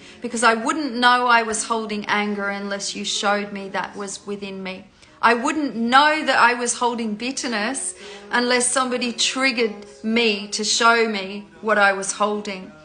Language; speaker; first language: English; native; English